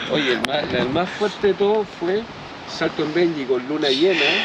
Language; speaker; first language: Spanish; native; Spanish